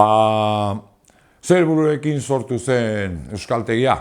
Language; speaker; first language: Basque; non-native, local second language; Spanish